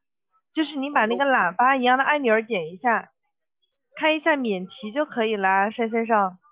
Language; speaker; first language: Chinese; native; Chinese